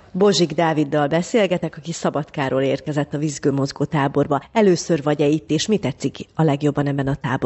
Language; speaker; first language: Hungarian; native; Hungarian